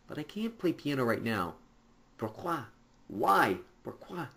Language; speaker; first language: French; non-native, fluent; English